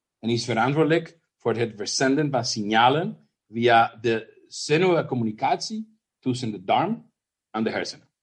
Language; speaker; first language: Dutch; non-native, fluent; Spanish